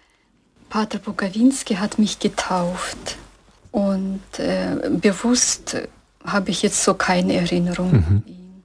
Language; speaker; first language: German; early bilingual, heritage; German